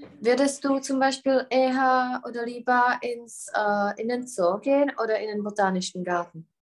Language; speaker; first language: German; non-native, fluent; Czech